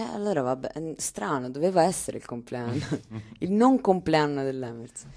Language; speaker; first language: Italian; native; Italian